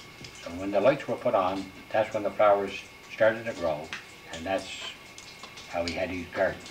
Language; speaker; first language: English; native; English